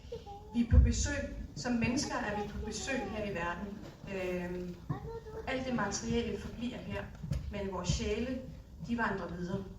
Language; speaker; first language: Danish; early bilingual, other home language; Hindi